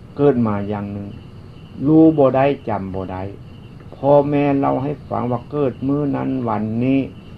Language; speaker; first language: Thai; native; Thai